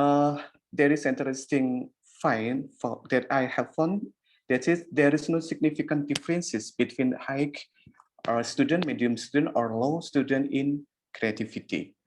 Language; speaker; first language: English; non-native, learner; Indonesian